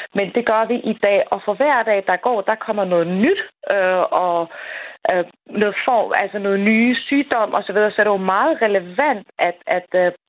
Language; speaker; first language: Danish; non-native, fluent; Persian